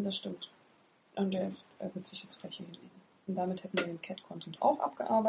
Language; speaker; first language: German; native; German